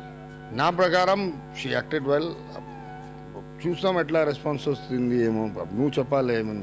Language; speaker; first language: Telugu; non-native, local second language; Urdu